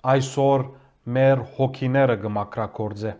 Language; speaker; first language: Armenian; native; Armenian